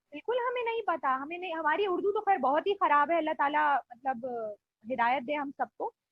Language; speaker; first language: Urdu; native; Urdu